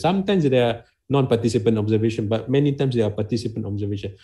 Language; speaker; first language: English; non-native, local second language; Malay